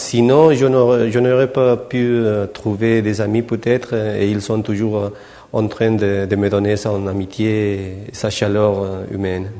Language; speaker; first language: French; non-native, fluent; Spanish